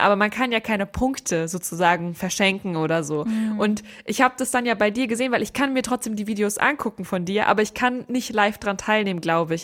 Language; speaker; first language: German; native; German